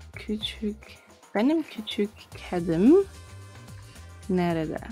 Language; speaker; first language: Turkish; non-native, learner; English